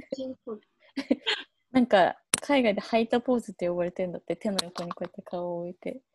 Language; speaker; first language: Japanese; native; Japanese